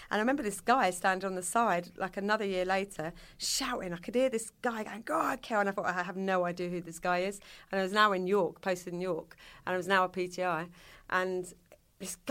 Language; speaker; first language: English; native; English